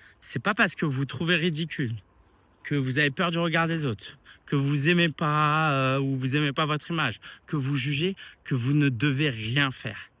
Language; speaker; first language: French; early bilingual, other home language; Chinese